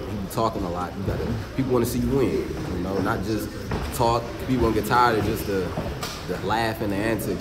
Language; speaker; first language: English; native; English